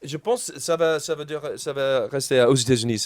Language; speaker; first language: French; non-native, fluent; English